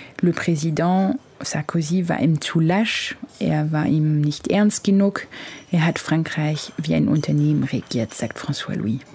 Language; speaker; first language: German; non-native, fluent; French